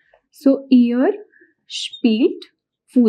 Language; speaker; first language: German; non-native, fluent; English